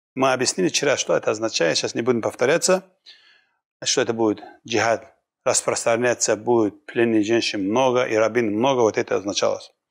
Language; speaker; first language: Russian; non-native, local second language; Kumyk